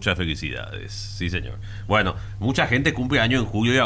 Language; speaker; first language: Spanish; native; Spanish